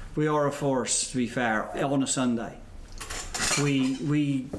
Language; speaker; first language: English; native; English